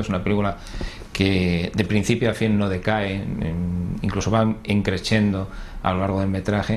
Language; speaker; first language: Spanish; native; Spanish